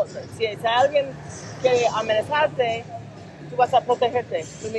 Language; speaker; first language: Spanish; non-native, learner; English